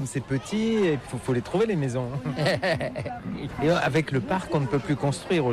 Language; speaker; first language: French; native; French